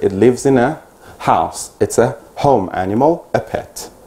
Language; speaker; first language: English; non-native, fluent; Persian